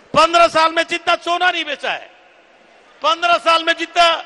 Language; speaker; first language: Hindi; native; Hindi